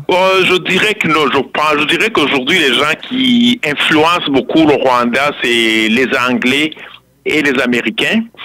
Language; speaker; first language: French; non-native, local second language; Kinyarwanda